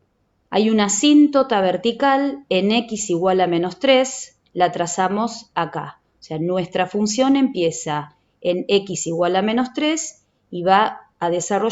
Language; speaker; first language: Spanish; native; Spanish